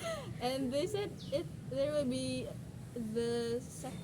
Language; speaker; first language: English; non-native, learner; Indonesian